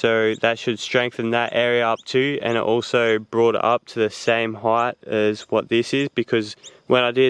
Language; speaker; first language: English; native; English